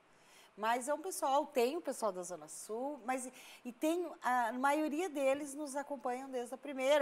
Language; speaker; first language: Portuguese; native; Portuguese